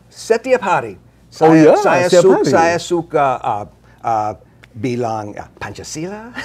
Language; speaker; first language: Indonesian; non-native, learner; English